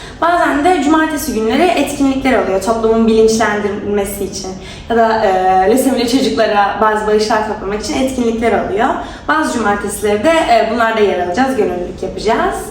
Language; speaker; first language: Turkish; native; Turkish